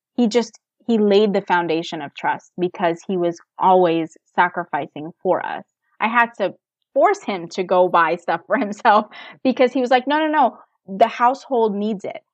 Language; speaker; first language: English; native; English